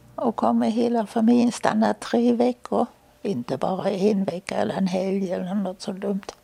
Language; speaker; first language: Swedish; non-native, fluent; German